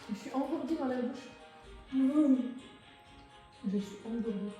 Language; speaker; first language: French; native; French